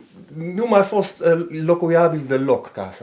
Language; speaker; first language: Romanian; non-native, learner; Dutch